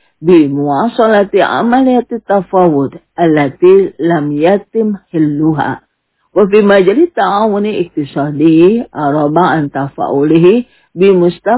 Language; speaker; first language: Arabic; non-native, learner; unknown